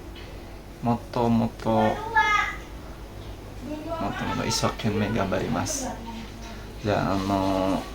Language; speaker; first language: Japanese; non-native, learner; Indonesian